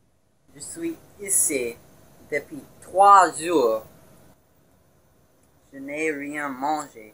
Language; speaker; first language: French; non-native, learner; English